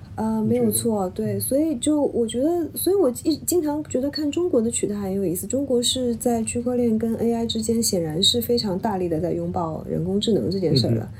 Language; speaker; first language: Chinese; native; Chinese